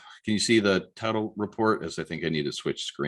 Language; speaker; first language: English; native; English